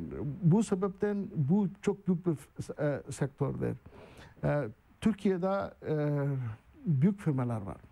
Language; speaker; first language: Turkish; non-native, learner; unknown